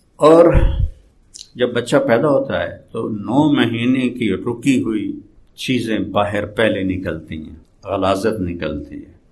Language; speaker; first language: Urdu; non-native, local second language; Saraiki